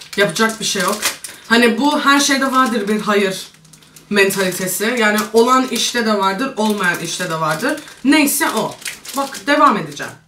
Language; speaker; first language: Turkish; early bilingual, heritage; Turkish